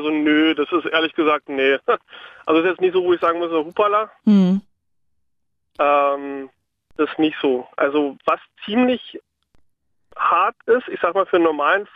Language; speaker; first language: German; native; German